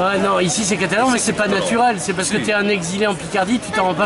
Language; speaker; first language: French; native; French